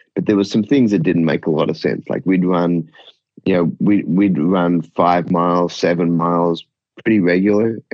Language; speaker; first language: English; native; English